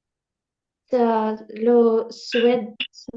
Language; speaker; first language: French; non-native, learner; Ukrainian